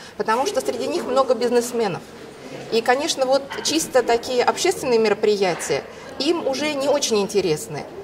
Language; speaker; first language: Russian; native; Russian